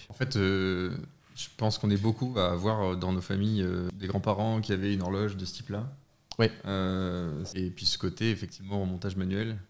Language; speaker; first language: French; native; French